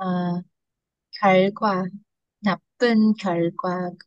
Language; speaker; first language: Korean; non-native, learner; Vietnamese